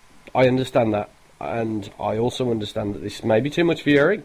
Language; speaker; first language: English; native; English